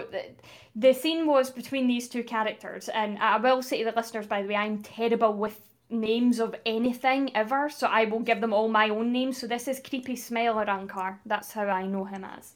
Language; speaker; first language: English; native; English